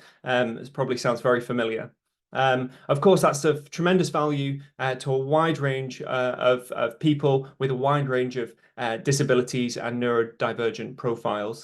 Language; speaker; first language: English; native; English